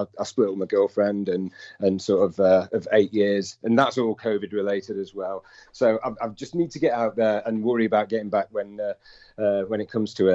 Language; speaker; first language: English; native; English